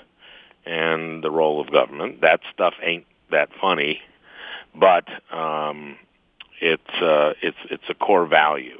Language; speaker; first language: English; native; English